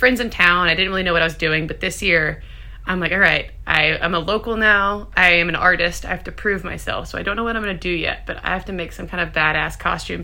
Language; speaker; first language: English; native; English